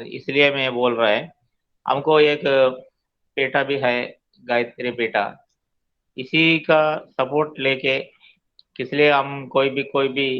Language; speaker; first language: Hindi; non-native, local second language; Telugu